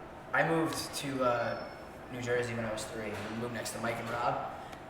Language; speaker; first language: English; native; English